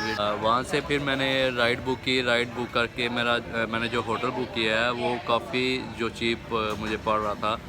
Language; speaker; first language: Urdu; non-native, local second language; Punjabi